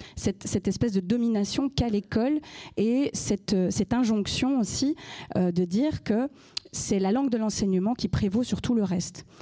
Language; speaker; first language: French; native; French